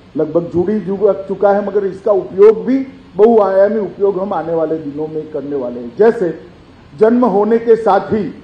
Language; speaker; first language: Hindi; non-native, local second language; Gujarati